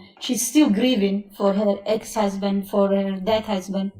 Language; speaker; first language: English; non-native, fluent; Italian